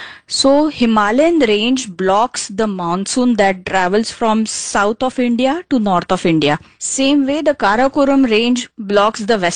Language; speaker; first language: English; non-native, local second language; Marathi